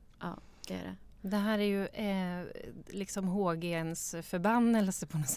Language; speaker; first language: Swedish; native; Swedish